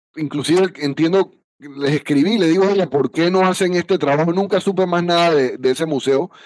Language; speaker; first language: Spanish; native; Spanish